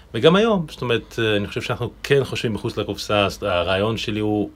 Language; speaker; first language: Hebrew; non-native, fluent; Russian